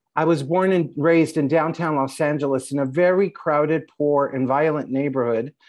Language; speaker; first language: English; native; English